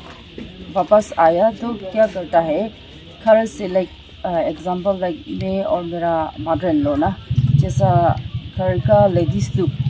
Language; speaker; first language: Hindi; non-native, local second language; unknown